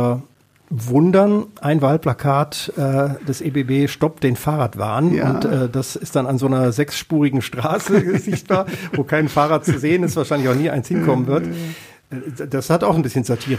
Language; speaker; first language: German; native; German